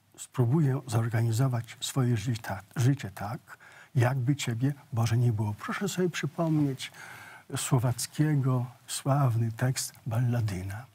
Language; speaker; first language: Polish; native; Polish